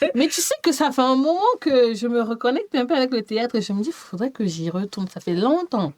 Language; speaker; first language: French; native; French